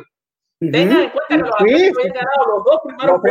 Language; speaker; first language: Spanish; native; Spanish